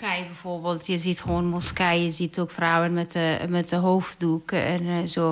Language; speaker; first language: Dutch; non-native, learner; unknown